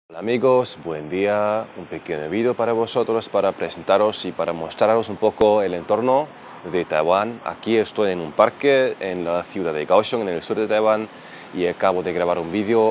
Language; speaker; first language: Spanish; non-native, fluent; German